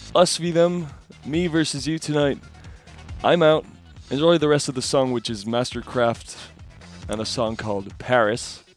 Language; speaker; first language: English; non-native, fluent; German